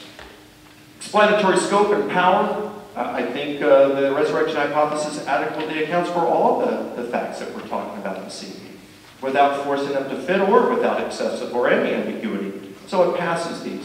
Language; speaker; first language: English; native; English